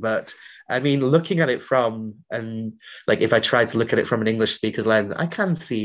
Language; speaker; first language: English; non-native, local second language; Welsh